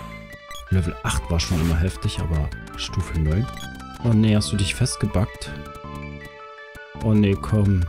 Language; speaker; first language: German; native; German